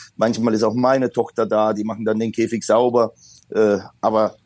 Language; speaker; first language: German; early bilingual, other home language; Polish